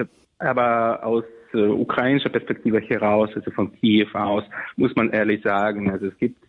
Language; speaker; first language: German; non-native, fluent; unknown